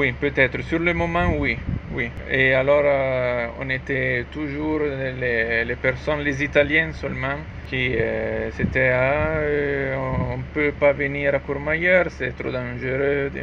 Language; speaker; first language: French; non-native, learner; Italian